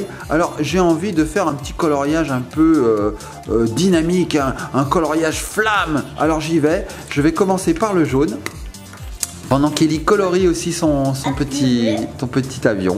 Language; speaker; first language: French; native; French